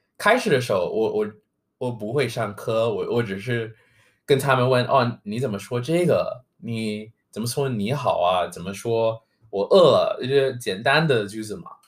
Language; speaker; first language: Chinese; non-native, fluent; English